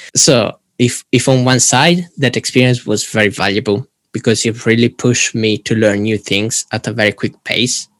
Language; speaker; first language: English; non-native, fluent; Italian